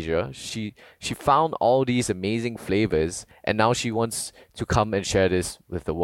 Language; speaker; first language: English; native; English